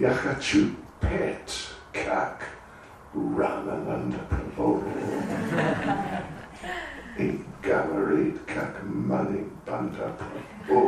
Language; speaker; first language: Russian; non-native, learner; English